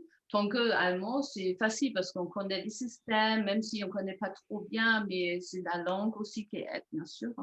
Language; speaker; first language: French; non-native, fluent; German